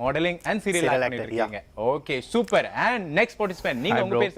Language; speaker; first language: Tamil; native; Tamil